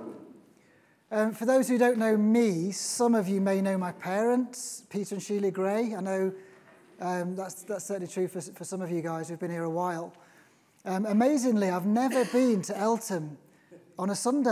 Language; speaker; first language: English; native; English